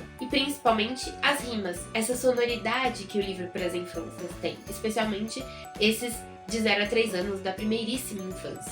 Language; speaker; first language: Portuguese; native; Portuguese